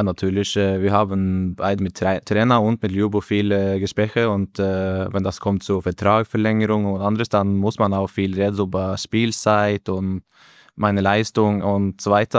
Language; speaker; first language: German; non-native, learner; Norwegian